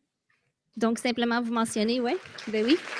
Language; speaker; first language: French; native; French